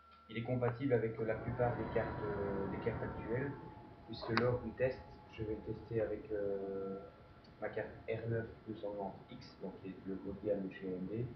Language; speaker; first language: French; native; French